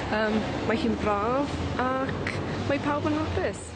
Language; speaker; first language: Welsh; non-native, local second language; English